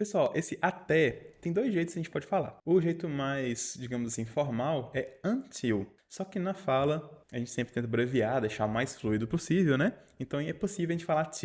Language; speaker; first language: Portuguese; native; Portuguese